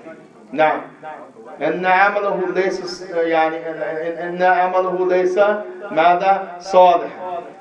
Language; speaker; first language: Arabic; non-native, learner; English